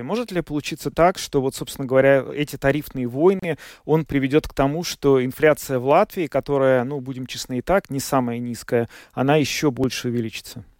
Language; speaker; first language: Russian; native; Russian